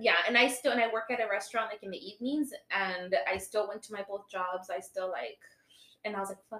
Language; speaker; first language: English; early bilingual, other home language; Spanish